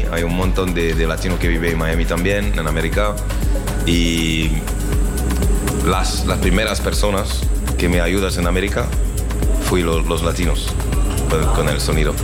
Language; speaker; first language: Spanish; non-native, learner; French